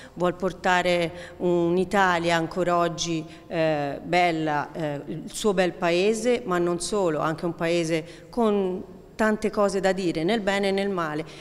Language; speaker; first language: Italian; native; Italian